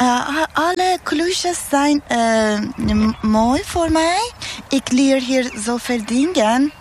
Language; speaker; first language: Dutch; non-native, fluent; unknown